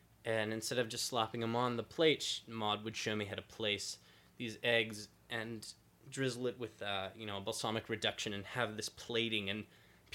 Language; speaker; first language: English; native; English